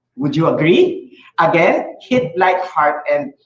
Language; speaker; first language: English; non-native, local second language; Filipino